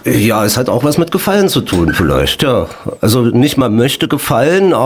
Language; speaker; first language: German; native; German